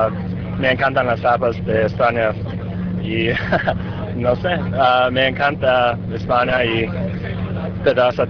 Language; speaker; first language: Spanish; non-native, learner; English